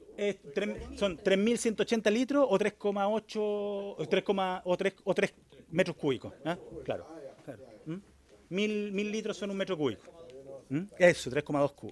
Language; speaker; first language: Spanish; native; Spanish